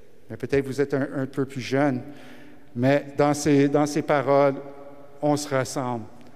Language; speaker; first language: French; early bilingual, heritage; French